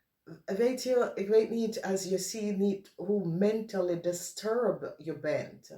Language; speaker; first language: Dutch; non-native, fluent; English